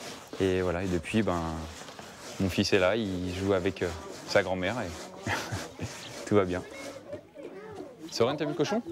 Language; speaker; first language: French; native; French